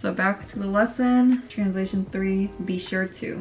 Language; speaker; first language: English; early bilingual, other home language; Korean